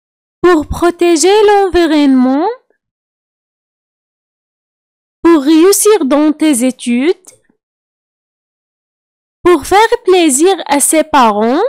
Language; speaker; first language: French; non-native, fluent; Arabic